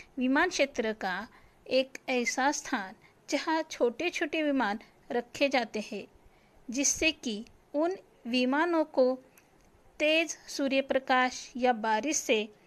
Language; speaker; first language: Hindi; non-native, local second language; Marathi